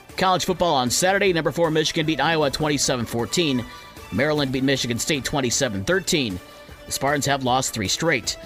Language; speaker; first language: English; native; English